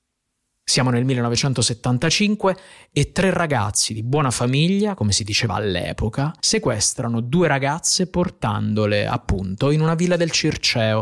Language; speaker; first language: Italian; native; Italian